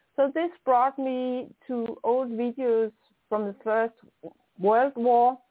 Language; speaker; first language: English; non-native, fluent; Danish